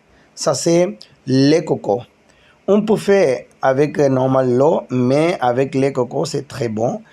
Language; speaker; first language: French; non-native, learner; Tamil